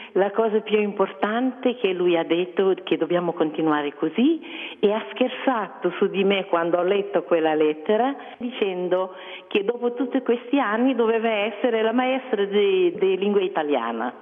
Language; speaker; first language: Italian; non-native, fluent; Kabuverdianu